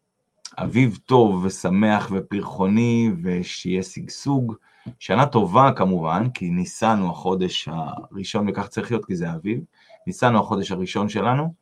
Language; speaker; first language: Hebrew; native; Hebrew